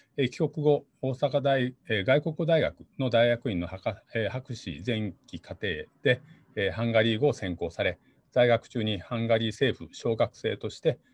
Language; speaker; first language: Japanese; native; Japanese